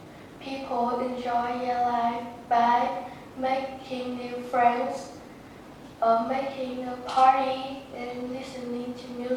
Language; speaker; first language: English; non-native, learner; Vietnamese